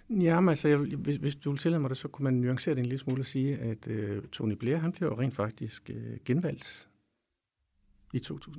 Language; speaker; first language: Danish; native; Danish